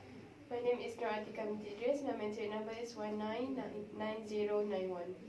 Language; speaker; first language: English; non-native, learner; Malay